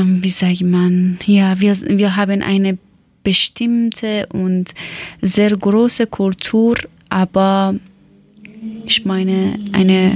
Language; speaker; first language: German; non-native, learner; Persian